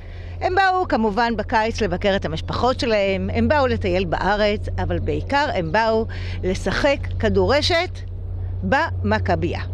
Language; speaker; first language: Hebrew; native; Hebrew